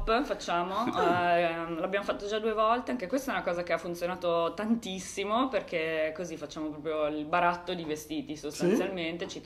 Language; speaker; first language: Italian; native; Italian